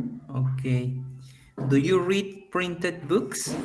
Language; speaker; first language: English; non-native, learner; Spanish